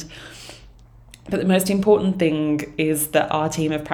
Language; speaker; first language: English; native; English